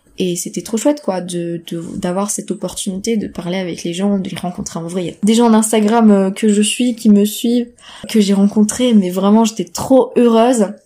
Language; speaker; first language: French; native; French